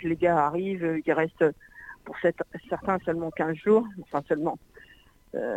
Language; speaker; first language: French; native; French